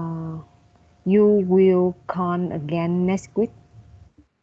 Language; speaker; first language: English; non-native, learner; Vietnamese